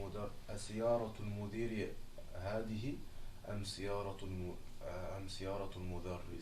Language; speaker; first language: Arabic; non-native, learner; French